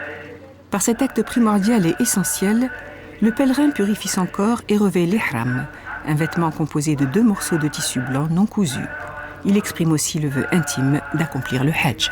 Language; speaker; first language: French; native; French